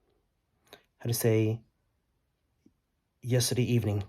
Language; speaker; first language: English; early bilingual, other home language; Vietnamese